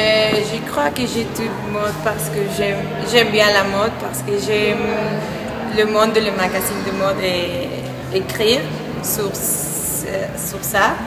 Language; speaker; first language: French; non-native, learner; Spanish